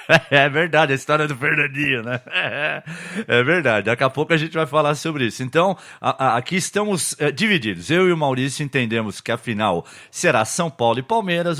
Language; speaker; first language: Portuguese; native; Portuguese